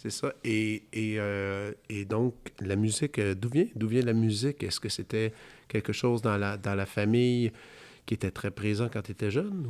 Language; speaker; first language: French; native; French